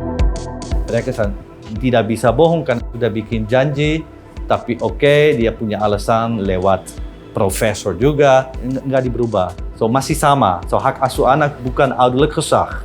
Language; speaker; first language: Indonesian; non-native, learner; Dutch